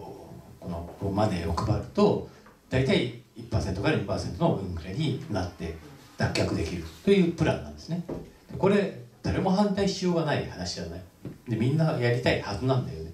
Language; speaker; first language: Japanese; native; Japanese